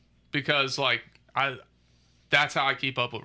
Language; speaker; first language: English; native; English